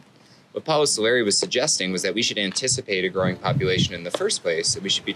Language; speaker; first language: English; native; English